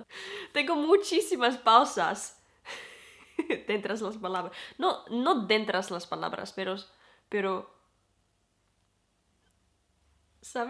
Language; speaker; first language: Spanish; non-native, learner; German